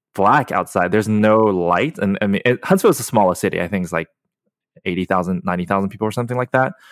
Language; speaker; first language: English; early bilingual, other home language; Chinese